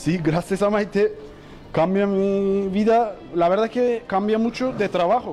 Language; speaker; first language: Spanish; non-native, learner; Turkish